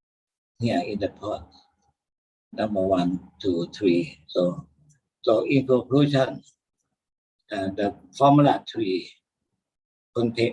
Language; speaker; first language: English; non-native, learner; Thai